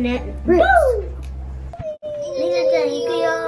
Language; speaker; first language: Japanese; early bilingual, heritage; Japanese